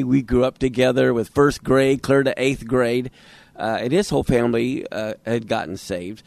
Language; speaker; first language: English; native; English